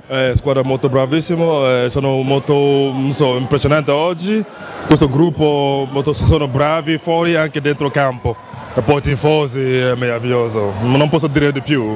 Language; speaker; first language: Italian; non-native, learner; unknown